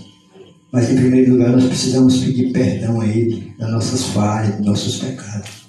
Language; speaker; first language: Portuguese; native; Portuguese